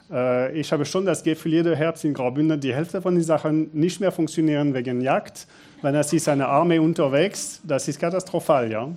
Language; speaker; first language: German; non-native, fluent; French